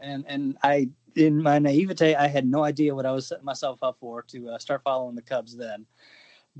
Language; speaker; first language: English; native; English